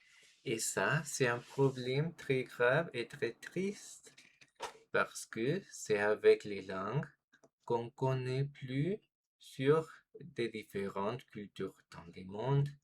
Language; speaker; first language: French; non-native, fluent; Spanish